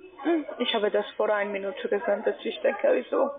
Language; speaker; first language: German; non-native, learner; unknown